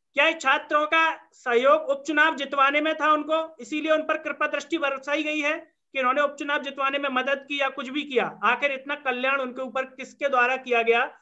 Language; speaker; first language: Hindi; native; Hindi